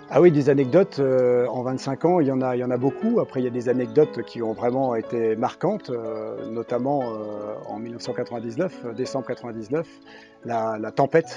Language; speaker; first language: French; native; French